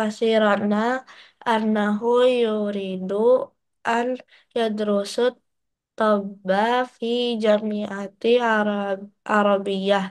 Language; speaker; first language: Arabic; non-native, learner; Indonesian